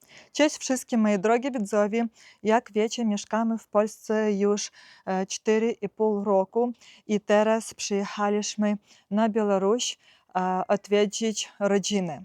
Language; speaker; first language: Polish; non-native, learner; Russian